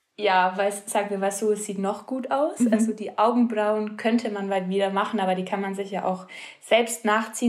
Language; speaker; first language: German; native; German